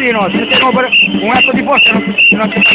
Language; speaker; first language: Italian; native; Italian